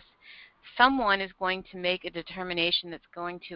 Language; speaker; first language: English; native; English